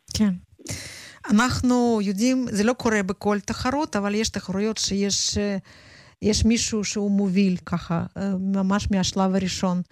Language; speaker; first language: Hebrew; non-native, fluent; Russian